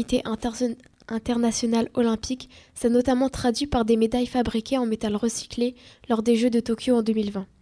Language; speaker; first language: French; native; French